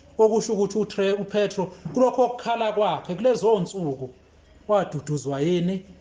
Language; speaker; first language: Zulu; native; Zulu